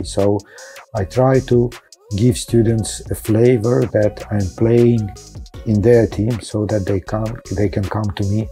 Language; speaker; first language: English; non-native, fluent; Russian